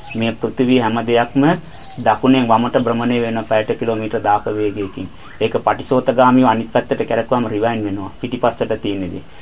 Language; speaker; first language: Sinhala; non-native, fluent; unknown